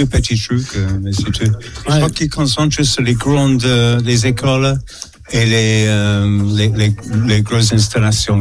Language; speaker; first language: French; non-native, fluent; English